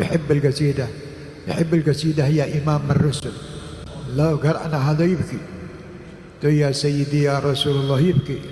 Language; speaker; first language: Arabic; non-native, fluent; Indonesian